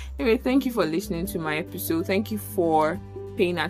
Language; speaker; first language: English; non-native, local second language; Yoruba